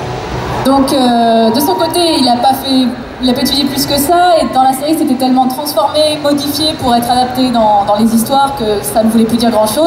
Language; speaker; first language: French; native; French